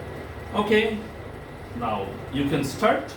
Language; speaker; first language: English; non-native, fluent; Bangla